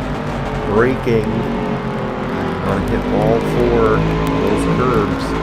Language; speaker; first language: English; native; English